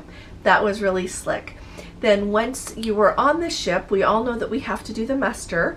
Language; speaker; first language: English; native; English